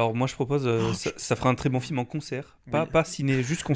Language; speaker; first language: French; native; French